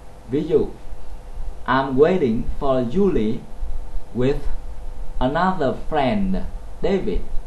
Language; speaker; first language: English; non-native, fluent; Vietnamese